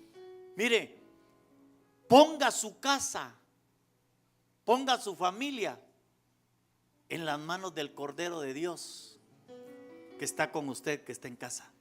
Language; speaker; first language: Spanish; native; Spanish